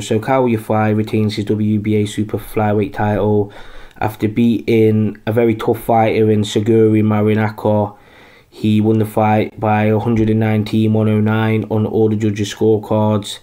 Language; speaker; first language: English; native; English